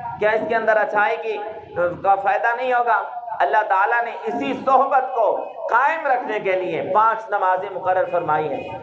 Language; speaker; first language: Urdu; non-native, local second language; Punjabi